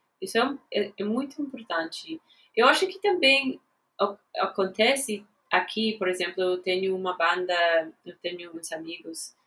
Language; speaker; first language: Portuguese; non-native, fluent; English